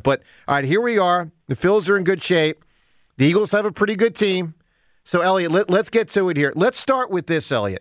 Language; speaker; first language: English; native; English